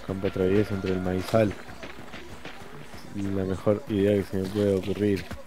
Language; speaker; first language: Spanish; native; Spanish